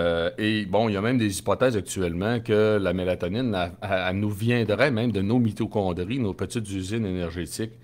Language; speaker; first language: French; native; French